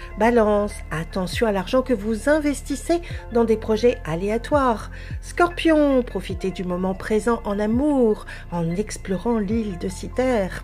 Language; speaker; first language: French; native; French